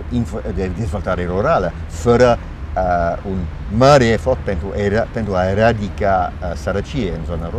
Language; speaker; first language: Romanian; non-native, fluent; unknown